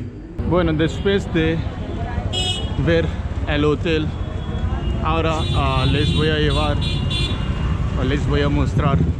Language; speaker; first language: Spanish; non-native, learner; Hindi